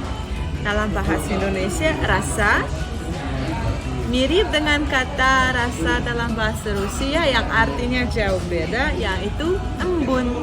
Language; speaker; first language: Indonesian; non-native, fluent; Russian